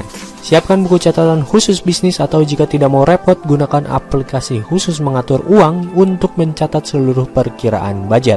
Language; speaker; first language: Indonesian; native; Indonesian